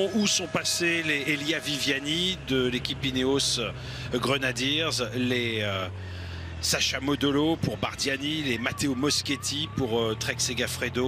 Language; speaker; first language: French; native; French